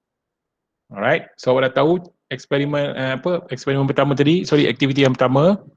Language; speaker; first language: Malay; native; Malay